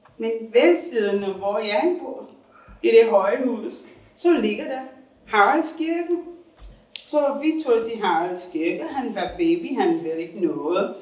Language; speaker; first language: Danish; non-native, fluent; English